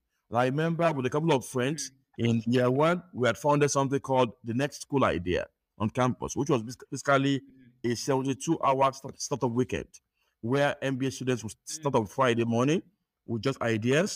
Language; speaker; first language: English; non-native, local second language; Yoruba